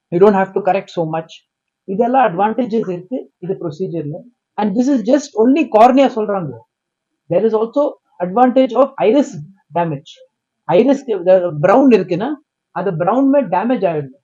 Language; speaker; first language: English; non-native, local second language; Tamil